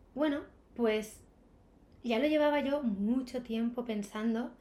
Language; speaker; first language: Spanish; native; Spanish